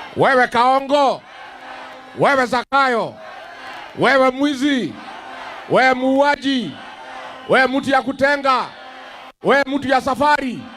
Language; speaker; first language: Swahili; non-native, local second language; Kikuyu